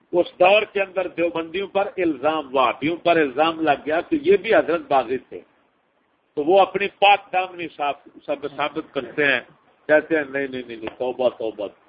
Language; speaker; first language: Urdu; native; Urdu